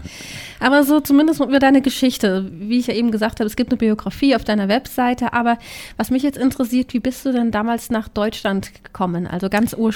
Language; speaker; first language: German; native; German